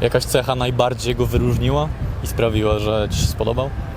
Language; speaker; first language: Polish; native; Polish